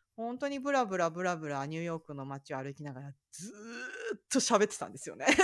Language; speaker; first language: Japanese; native; Japanese